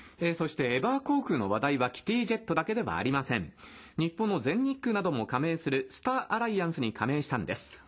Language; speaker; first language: Japanese; native; Japanese